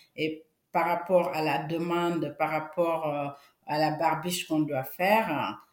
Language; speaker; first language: French; non-native, local second language; Wolof